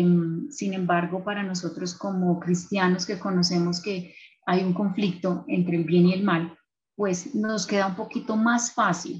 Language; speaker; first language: Spanish; native; Spanish